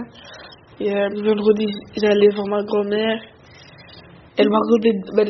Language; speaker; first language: French; early bilingual, other home language; Arabic